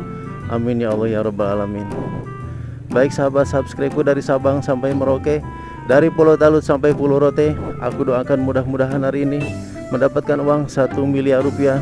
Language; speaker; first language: Indonesian; non-native, local second language; Sundanese